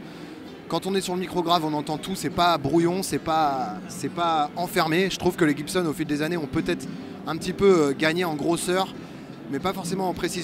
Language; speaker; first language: French; native; French